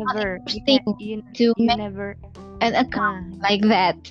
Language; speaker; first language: English; non-native, learner; Indonesian